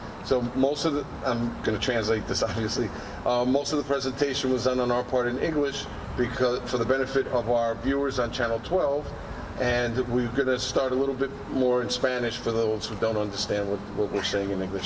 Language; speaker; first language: English; early bilingual, other home language; Spanish